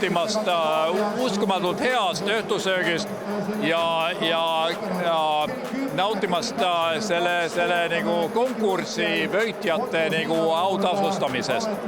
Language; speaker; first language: Estonian; non-native, fluent; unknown